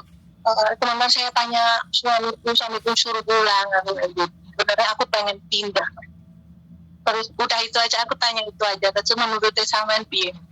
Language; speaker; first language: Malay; non-native, local second language; Javanese